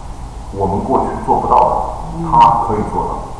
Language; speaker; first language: Chinese; native; Chinese